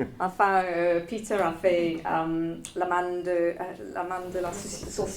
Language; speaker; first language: French; non-native, fluent; English